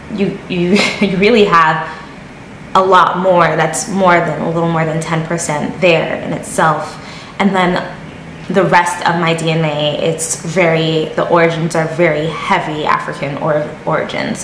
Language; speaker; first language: English; native; English